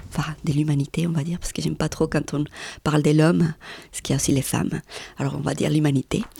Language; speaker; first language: French; non-native, fluent; Spanish